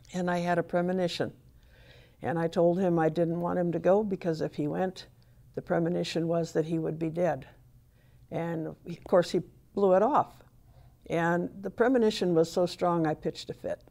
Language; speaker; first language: English; native; English